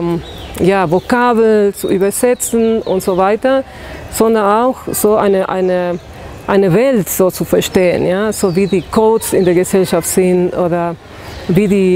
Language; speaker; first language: German; non-native, fluent; Spanish